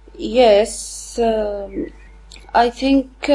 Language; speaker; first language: English; non-native, learner; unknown